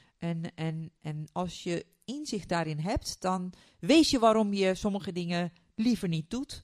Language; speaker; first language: Dutch; non-native, fluent; Turkish